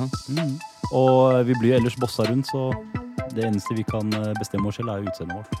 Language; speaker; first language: Norwegian; native; Norwegian